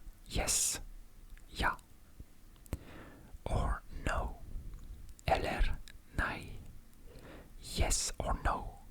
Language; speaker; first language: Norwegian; non-native, learner; French